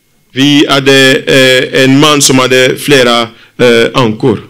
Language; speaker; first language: Swedish; non-native, fluent; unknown